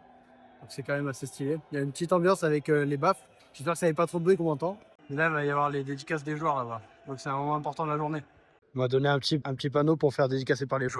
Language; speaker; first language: French; native; French